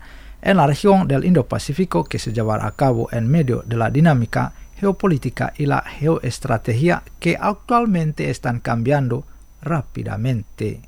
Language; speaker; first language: Spanish; non-native, fluent; Indonesian